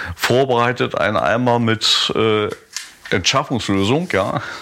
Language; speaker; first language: German; native; German